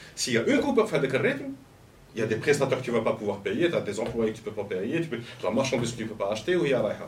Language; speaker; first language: French; non-native, local second language; Arabic